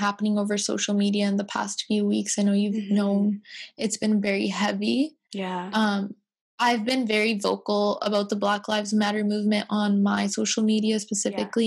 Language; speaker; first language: English; native; English